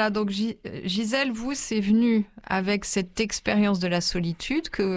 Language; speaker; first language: French; native; French